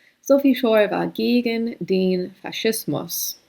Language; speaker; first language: German; non-native, fluent; English